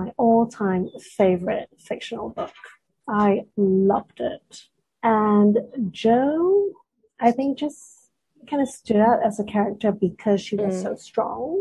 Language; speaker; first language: English; native; English